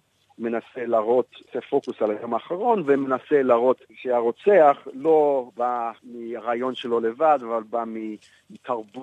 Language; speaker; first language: Hebrew; non-native, fluent; English